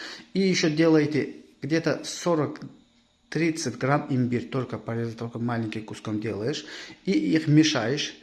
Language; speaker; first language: Russian; non-native, fluent; Azerbaijani